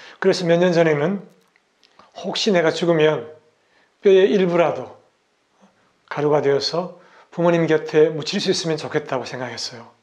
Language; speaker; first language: Korean; native; Korean